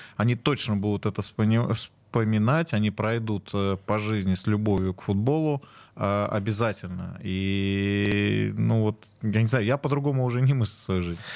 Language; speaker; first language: Russian; native; Russian